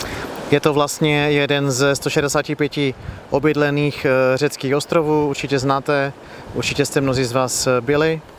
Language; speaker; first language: Czech; native; Czech